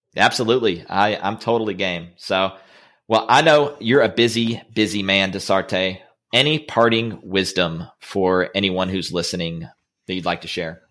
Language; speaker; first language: English; native; English